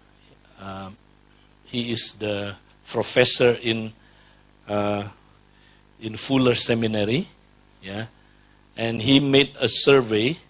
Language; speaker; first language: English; non-native, fluent; Indonesian